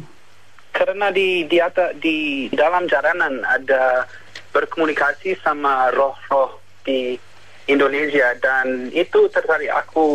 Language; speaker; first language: Indonesian; non-native, learner; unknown